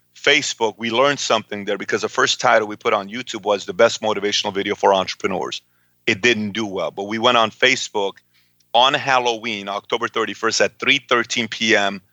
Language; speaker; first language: English; early bilingual, other home language; Persian